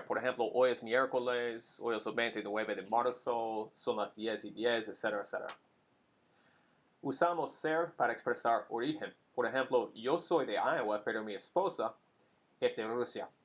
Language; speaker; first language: Spanish; non-native, fluent; English